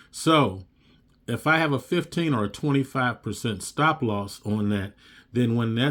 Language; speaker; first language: English; native; English